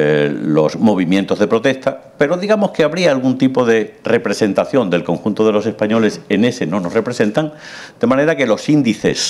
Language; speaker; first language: Spanish; native; Spanish